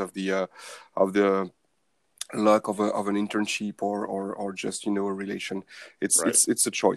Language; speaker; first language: English; non-native, fluent; French